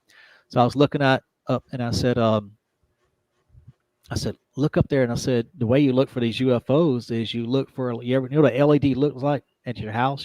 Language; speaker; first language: English; native; English